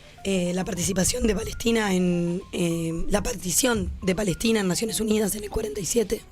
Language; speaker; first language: Spanish; native; Spanish